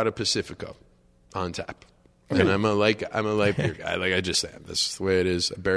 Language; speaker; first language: English; native; English